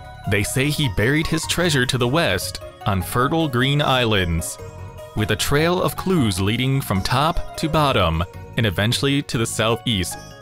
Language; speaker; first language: English; native; English